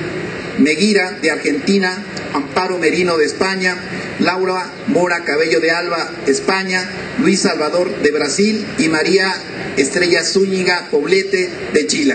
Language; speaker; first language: Spanish; native; Spanish